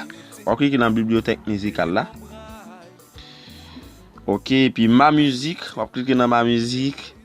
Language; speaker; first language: French; non-native, learner; Haitian Creole